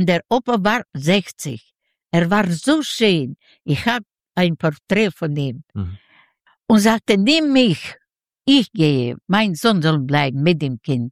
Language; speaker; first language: German; non-native, learner; Yiddish